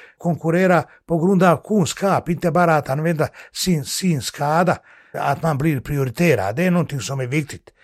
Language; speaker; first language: Swedish; non-native, fluent; Bosnian